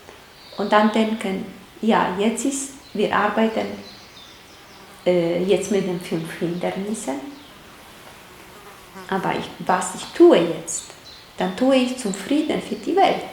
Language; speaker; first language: German; non-native, fluent; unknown